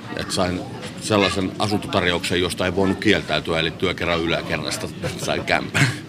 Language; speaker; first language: Finnish; native; Finnish